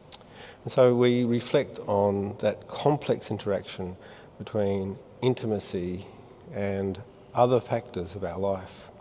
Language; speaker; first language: English; native; English